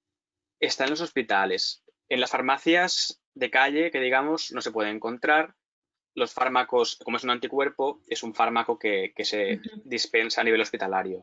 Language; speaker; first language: Spanish; native; Spanish